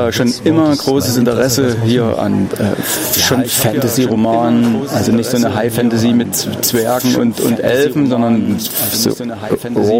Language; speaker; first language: German; native; German